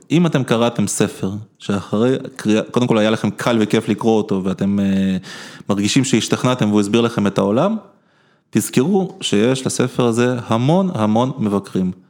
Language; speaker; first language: Hebrew; early bilingual, other home language; Russian